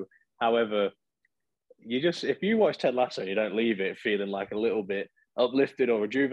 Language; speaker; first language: English; native; English